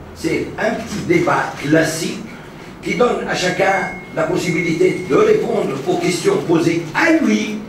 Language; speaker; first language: French; non-native, local second language; Arabic